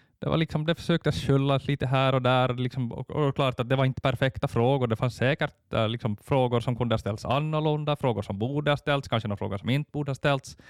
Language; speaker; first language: Swedish; native; Swedish